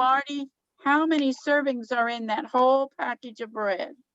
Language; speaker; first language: English; native; English